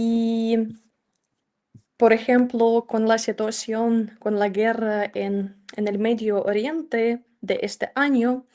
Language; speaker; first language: Spanish; non-native, fluent; Ukrainian